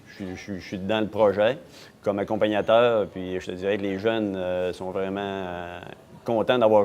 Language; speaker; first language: French; native; French